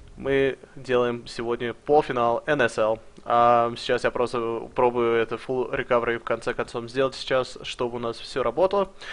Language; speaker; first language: Russian; early bilingual, heritage; Russian